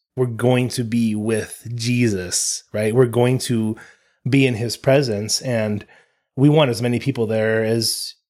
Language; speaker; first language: English; native; English